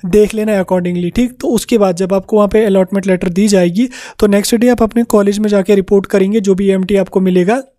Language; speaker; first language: Hindi; non-native, local second language; Kashmiri